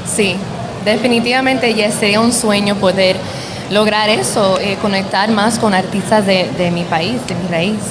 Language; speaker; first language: Spanish; early bilingual, heritage; Spanish